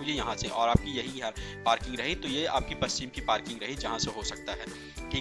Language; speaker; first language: Hindi; native; Hindi